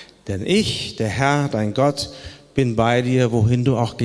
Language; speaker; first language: German; native; German